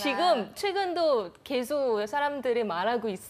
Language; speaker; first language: Korean; non-native, fluent; Chinese